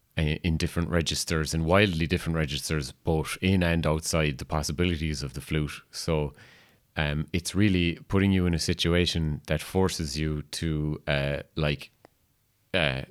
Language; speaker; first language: English; native; English